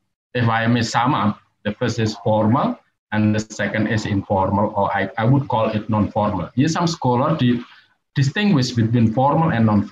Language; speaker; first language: English; non-native, fluent; Javanese